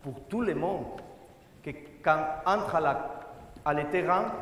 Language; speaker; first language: French; non-native, learner; Spanish